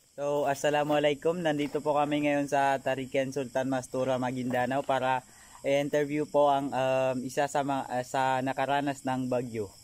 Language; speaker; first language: Filipino; non-native, local second language; Maguindanaon